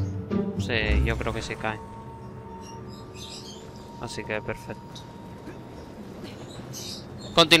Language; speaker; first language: Spanish; native; Spanish